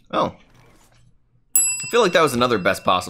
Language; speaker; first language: English; native; English